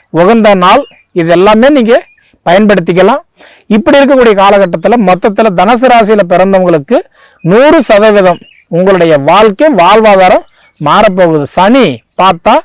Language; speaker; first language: Tamil; native; Tamil